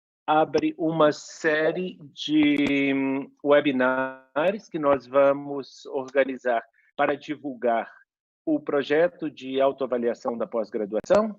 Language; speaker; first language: Portuguese; native; Portuguese